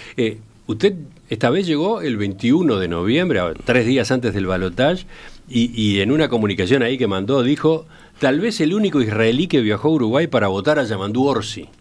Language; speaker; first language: Spanish; native; Spanish